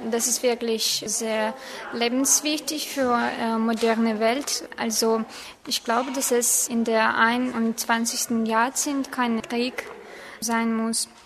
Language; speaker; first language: German; non-native, fluent; Ukrainian